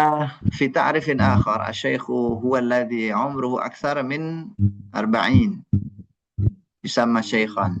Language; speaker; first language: Arabic; non-native, fluent; Indonesian